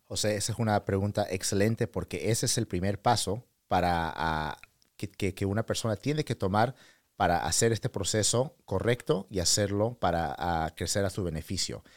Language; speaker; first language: Spanish; early bilingual, heritage; Spanish